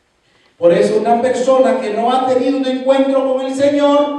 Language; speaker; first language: Spanish; native; Spanish